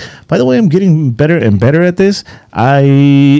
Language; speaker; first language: English; native; English